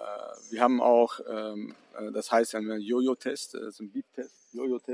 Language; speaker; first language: German; non-native, fluent; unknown